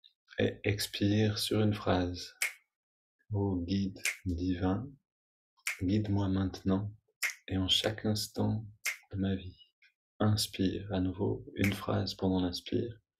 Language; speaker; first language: French; native; French